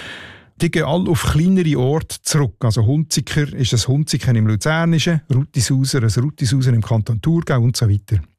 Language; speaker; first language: German; native; German